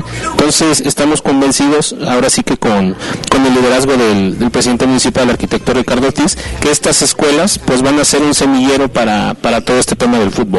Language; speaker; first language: Spanish; native; Spanish